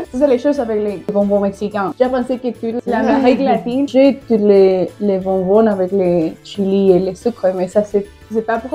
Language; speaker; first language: French; non-native, learner; Spanish